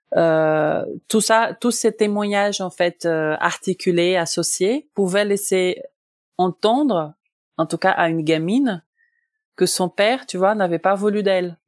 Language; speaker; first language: French; non-native, fluent; Portuguese